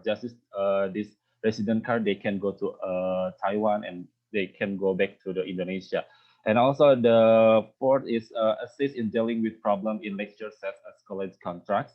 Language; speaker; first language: English; non-native, learner; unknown